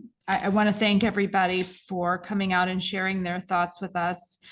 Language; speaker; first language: English; native; English